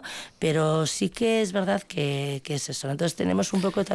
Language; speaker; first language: Spanish; native; Spanish